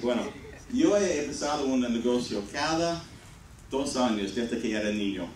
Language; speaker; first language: Spanish; non-native, fluent; English